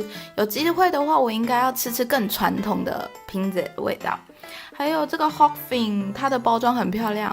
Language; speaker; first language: Chinese; native; Chinese